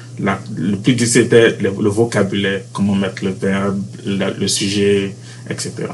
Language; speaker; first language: French; native; French